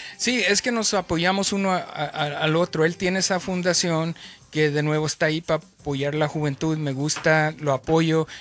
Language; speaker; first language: Spanish; early bilingual, heritage; Spanish